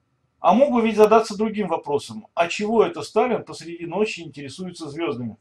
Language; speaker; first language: Russian; native; Russian